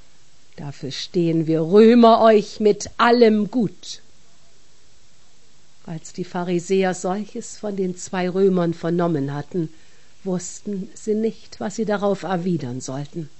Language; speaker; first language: German; native; German